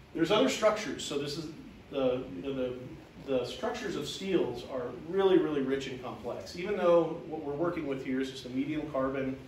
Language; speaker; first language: English; native; English